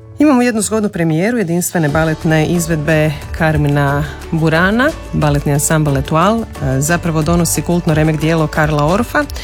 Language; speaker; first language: Croatian; native; Croatian